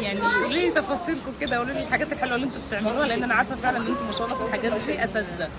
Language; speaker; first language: Arabic; native; Arabic